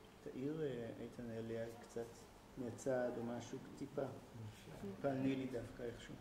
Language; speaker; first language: Hebrew; native; Hebrew